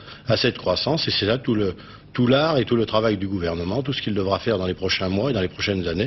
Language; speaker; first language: French; native; French